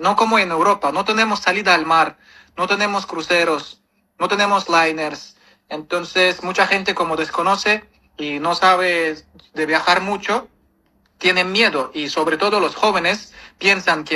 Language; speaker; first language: Spanish; non-native, fluent; Kazakh